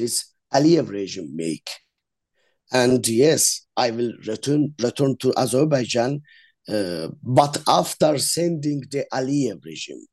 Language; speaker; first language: English; non-native, learner; Azerbaijani